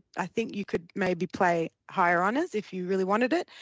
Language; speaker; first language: English; early bilingual, other home language; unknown